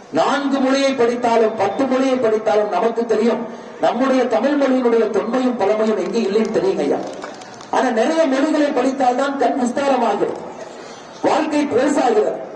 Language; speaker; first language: Tamil; native; Tamil